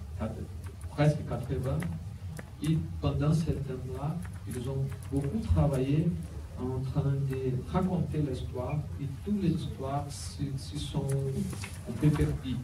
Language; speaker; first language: French; non-native, learner; Portuguese